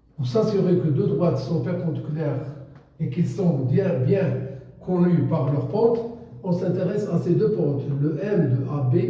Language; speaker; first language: French; non-native, local second language; Arabic